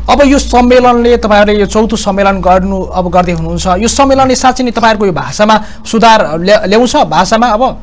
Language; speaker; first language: Nepali; native; Nepali